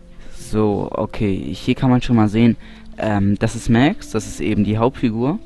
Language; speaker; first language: German; native; German